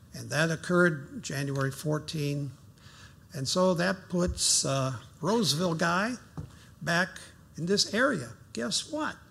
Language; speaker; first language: English; native; English